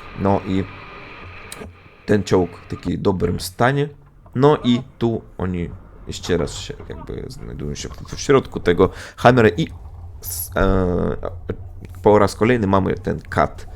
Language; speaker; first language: Polish; non-native, fluent; Russian